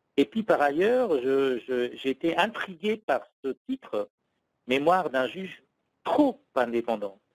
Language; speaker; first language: French; native; French